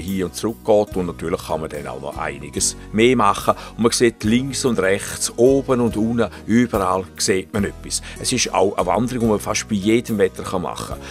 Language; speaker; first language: German; native; German